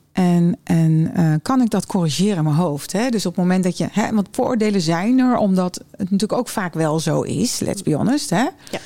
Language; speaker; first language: Dutch; early bilingual, other home language; German